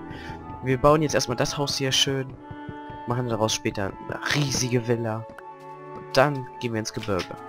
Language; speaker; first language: German; native; German